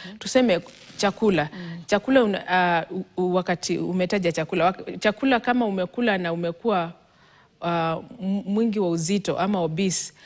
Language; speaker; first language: Swahili; non-native, local second language; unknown